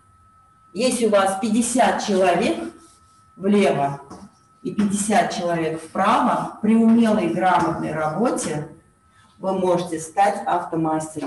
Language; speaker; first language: Russian; native; Russian